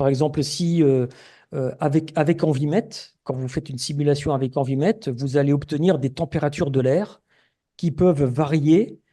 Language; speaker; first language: French; native; French